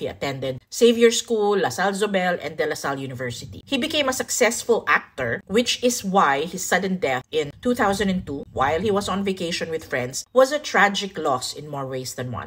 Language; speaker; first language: English; non-native, local second language; Filipino